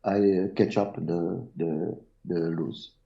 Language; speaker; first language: English; non-native, learner; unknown